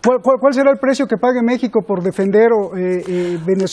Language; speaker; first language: Spanish; native; Spanish